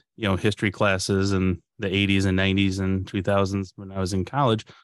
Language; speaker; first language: English; native; English